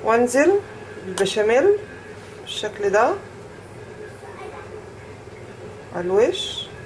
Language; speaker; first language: Arabic; native; Arabic